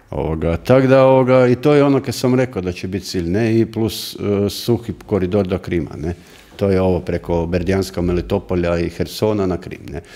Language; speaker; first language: Croatian; native; Croatian